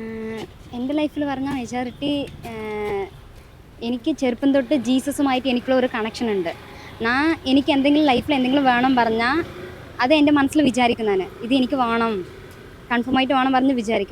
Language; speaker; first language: Malayalam; non-native, local second language; Tamil